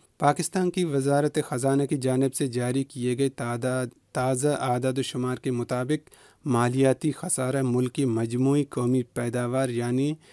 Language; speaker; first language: Urdu; non-native, local second language; Baluchi